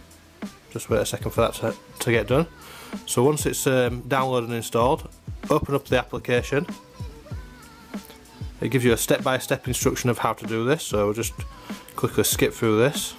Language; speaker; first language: English; native; English